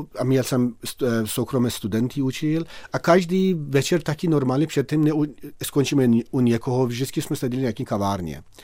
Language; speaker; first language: Czech; non-native, fluent; Persian